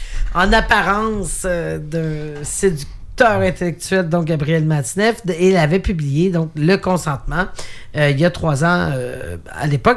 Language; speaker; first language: French; native; French